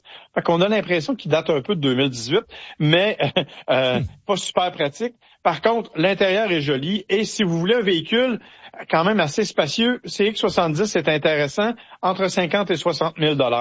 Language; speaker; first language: French; native; French